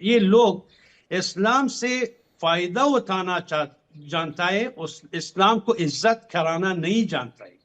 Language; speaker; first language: Hindi; non-native, fluent; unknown